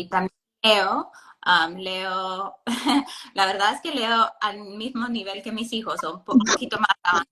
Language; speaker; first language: Spanish; non-native, fluent; English